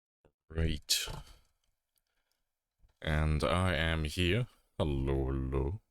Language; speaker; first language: English; native; English